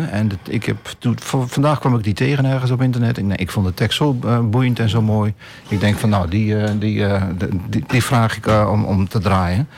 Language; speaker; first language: Dutch; native; Dutch